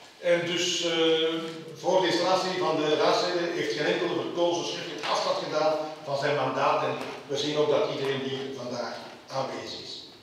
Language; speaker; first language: Dutch; native; Dutch